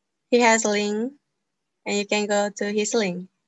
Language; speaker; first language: English; non-native, learner; Indonesian